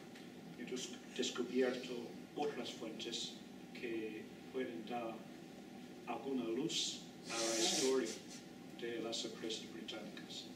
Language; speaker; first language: Spanish; non-native, fluent; English